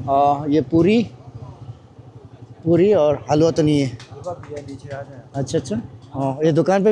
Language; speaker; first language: Hindi; non-native, fluent; Bangla